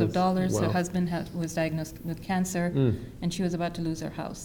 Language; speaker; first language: English; non-native, local second language; Tamil